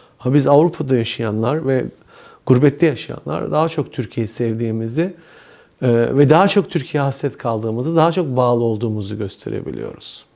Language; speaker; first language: Turkish; early bilingual, heritage; Turkish